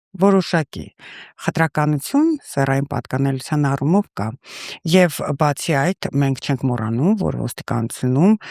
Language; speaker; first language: Armenian; early bilingual, heritage; Russian